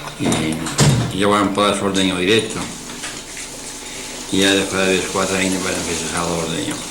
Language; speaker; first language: Catalan; native; Catalan